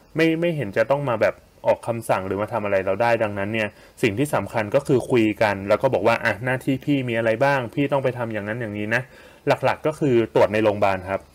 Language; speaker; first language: Thai; native; Thai